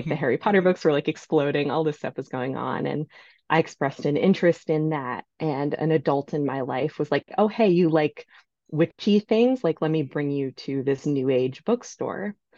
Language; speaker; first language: English; native; English